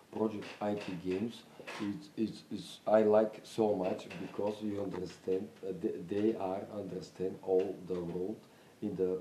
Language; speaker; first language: English; non-native, learner; Bulgarian